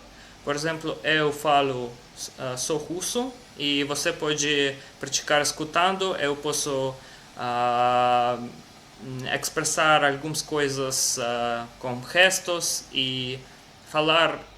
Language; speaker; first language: Portuguese; non-native, learner; Russian